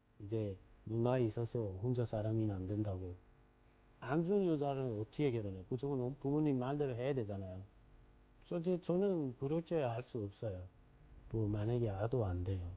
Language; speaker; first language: Korean; non-native, learner; Persian